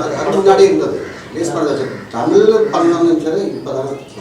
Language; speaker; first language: Tamil; non-native, learner; Malayalam